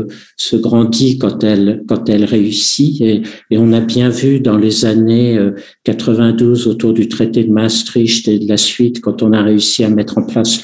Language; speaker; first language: French; native; French